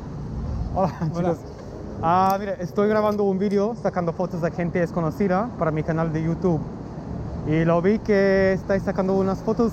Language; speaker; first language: Spanish; non-native, fluent; English